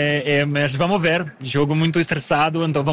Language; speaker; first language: Portuguese; non-native, learner; French